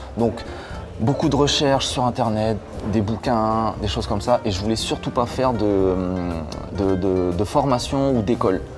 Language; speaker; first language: French; native; French